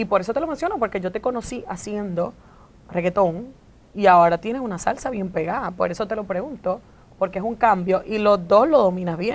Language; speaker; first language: Spanish; native; Spanish